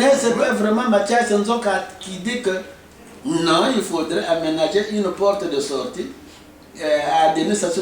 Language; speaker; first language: French; non-native, local second language; Lingala